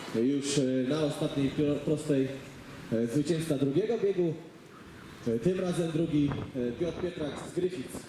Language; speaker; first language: Polish; native; Polish